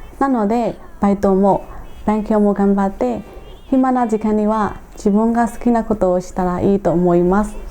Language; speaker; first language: Japanese; non-native, fluent; Burmese